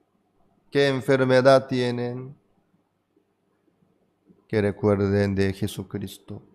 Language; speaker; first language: Spanish; non-native, fluent; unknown